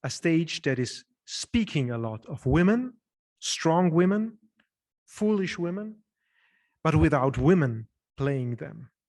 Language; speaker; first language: English; non-native, fluent; Italian